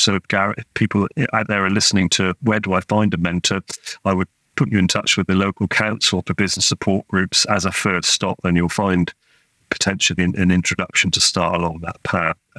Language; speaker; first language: English; native; English